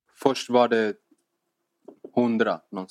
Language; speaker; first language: Swedish; non-native, fluent; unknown